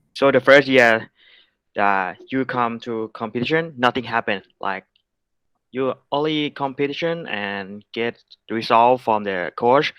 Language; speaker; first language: English; non-native, learner; Thai